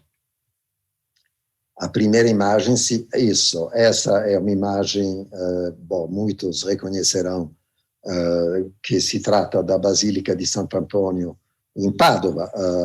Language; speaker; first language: Portuguese; non-native, fluent; Italian